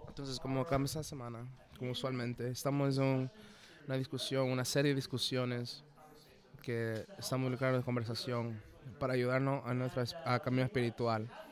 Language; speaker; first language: Spanish; non-native, fluent; English